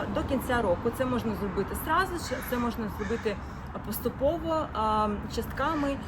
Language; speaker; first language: Ukrainian; non-native, local second language; Russian